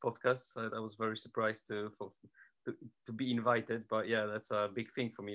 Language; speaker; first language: English; non-native, fluent; Polish